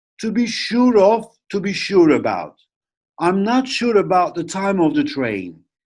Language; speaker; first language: English; non-native, fluent; Turkish